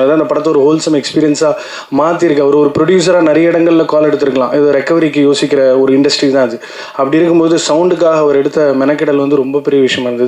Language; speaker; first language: Tamil; native; Tamil